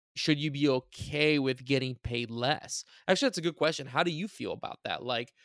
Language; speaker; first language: English; early bilingual, other home language; Bulgarian